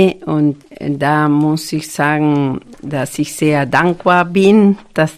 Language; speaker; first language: German; non-native, fluent; Spanish